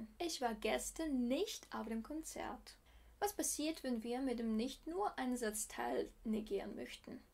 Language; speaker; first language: German; non-native, fluent; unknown